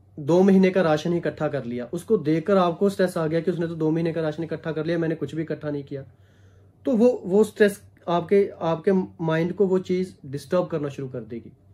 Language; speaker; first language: Hindi; non-native, local second language; Punjabi